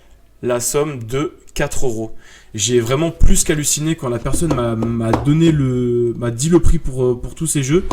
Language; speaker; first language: French; native; French